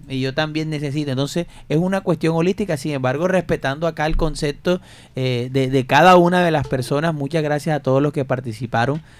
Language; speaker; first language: Spanish; native; Spanish